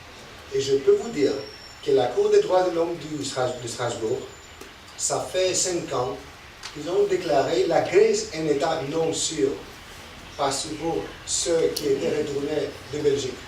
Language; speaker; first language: French; non-native, fluent; Greek